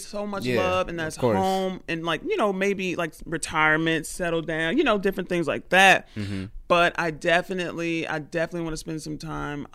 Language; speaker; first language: English; native; English